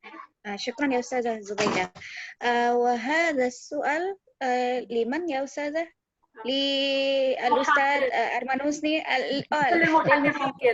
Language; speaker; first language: Arabic; non-native, fluent; Indonesian